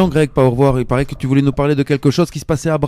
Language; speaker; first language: French; native; French